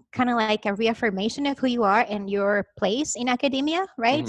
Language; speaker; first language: English; non-native, fluent; Spanish